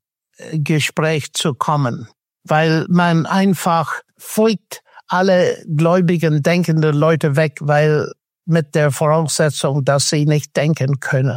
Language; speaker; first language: German; non-native, fluent; English